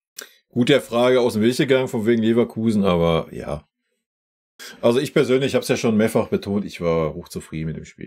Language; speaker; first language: German; native; German